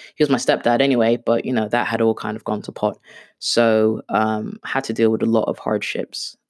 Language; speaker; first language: English; non-native, local second language; Swahili